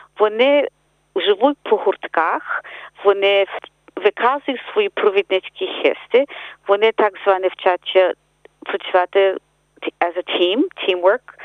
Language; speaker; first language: Ukrainian; early bilingual, heritage; Ukrainian